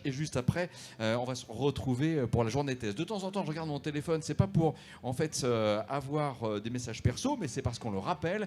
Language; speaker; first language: French; native; French